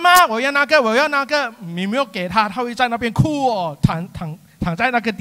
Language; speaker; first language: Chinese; non-native, local second language; English